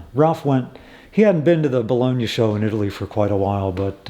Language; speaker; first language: English; native; English